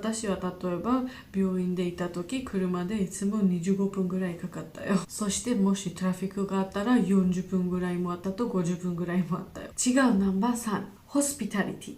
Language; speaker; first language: Japanese; non-native, learner; Georgian